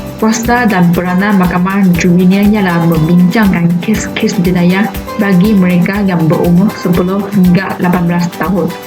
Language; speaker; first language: Malay; non-native, local second language; Chinese